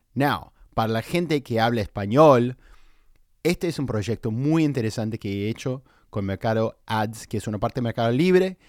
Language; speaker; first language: Spanish; non-native, fluent; English